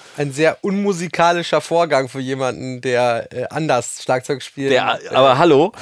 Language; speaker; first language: German; native; German